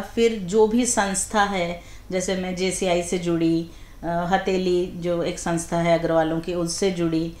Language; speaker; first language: Hindi; native; Hindi